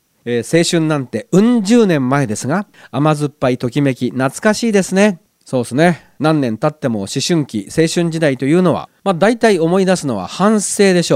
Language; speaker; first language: Japanese; native; Japanese